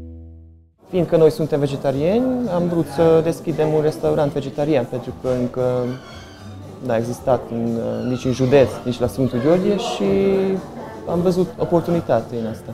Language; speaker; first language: Romanian; non-native, local second language; Hungarian